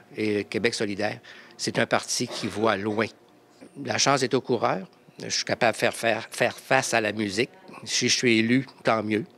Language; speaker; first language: French; native; French